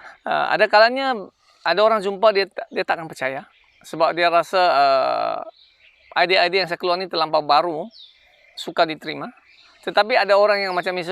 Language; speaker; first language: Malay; non-native, local second language; Chinese